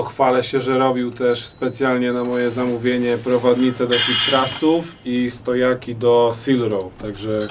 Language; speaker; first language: Polish; native; Polish